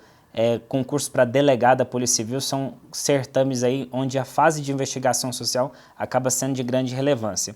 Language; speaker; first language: Portuguese; native; Portuguese